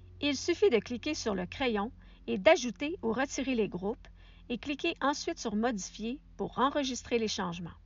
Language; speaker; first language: French; native; French